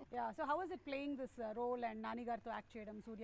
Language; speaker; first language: Telugu; native; Telugu